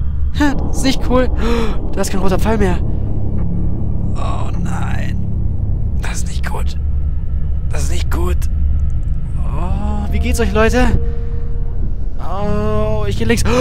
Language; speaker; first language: German; native; German